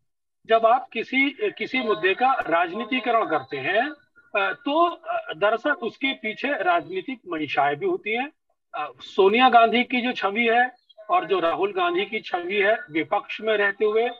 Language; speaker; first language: Hindi; native; Hindi